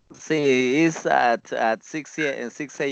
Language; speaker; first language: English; non-native, learner; Spanish